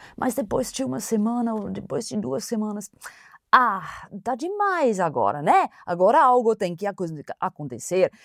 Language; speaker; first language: Portuguese; non-native, fluent; German